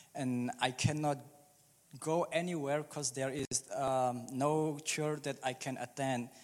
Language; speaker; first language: English; early bilingual, other home language; Burmese